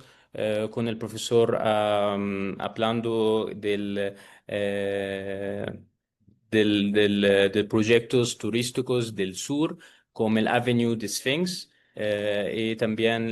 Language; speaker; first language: Spanish; non-native, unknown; Arabic